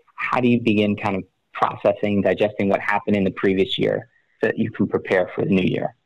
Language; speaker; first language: English; native; English